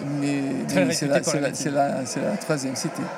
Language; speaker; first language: French; non-native, learner; Portuguese